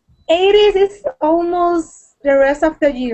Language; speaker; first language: English; non-native, learner; Spanish